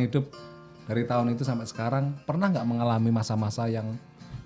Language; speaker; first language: Indonesian; native; Indonesian